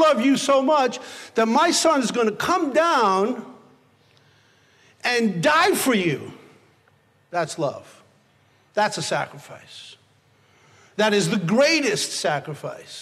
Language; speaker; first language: English; native; English